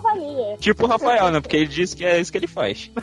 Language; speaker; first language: Portuguese; native; Portuguese